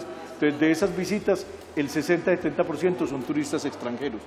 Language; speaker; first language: Spanish; native; Spanish